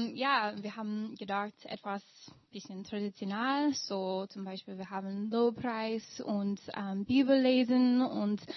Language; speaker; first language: German; non-native, learner; English